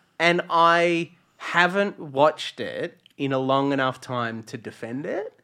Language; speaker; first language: English; native; English